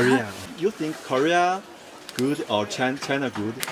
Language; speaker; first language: English; non-native, learner; Chinese